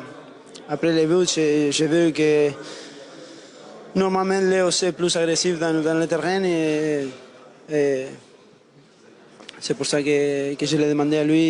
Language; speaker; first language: French; non-native, learner; Spanish